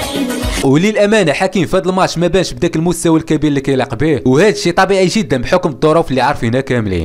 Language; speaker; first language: Arabic; native; Arabic